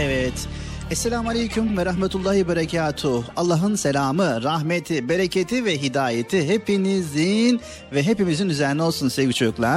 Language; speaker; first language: Turkish; native; Turkish